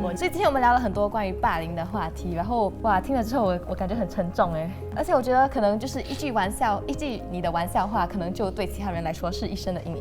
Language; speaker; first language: Chinese; native; Chinese